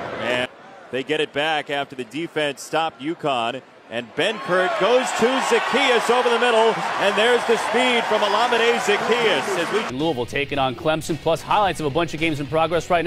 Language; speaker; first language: English; native; English